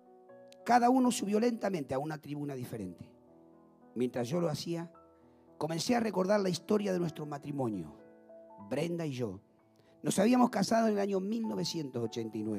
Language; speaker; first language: Spanish; native; Spanish